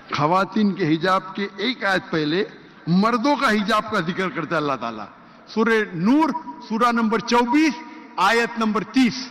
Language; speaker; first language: Urdu; non-native, local second language; Konkani